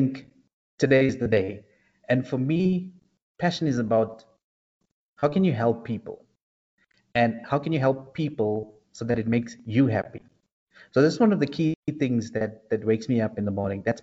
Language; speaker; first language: English; native; English